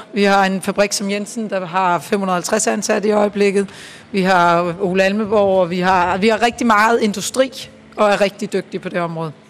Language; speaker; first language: Danish; native; Danish